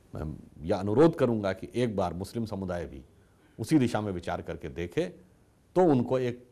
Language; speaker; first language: Hindi; native; Hindi